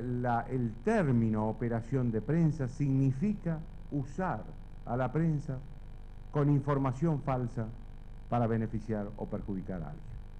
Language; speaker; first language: Spanish; native; Spanish